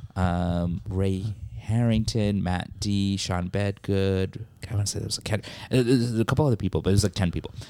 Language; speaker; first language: English; native; English